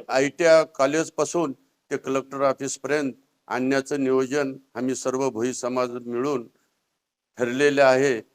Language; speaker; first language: Marathi; native; Marathi